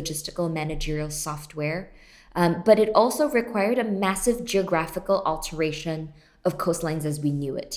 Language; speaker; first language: English; native; English